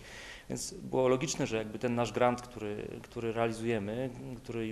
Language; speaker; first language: Polish; native; Polish